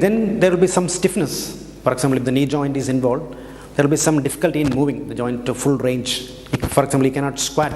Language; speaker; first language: English; non-native, local second language; Malayalam